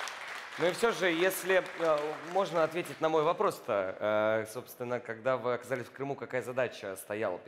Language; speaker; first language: Russian; native; Russian